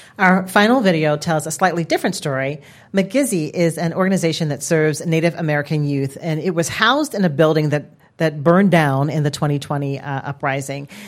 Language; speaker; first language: English; native; English